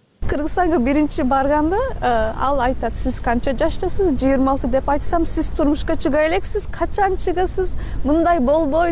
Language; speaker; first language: Kyrgyz; non-native, fluent; Turkish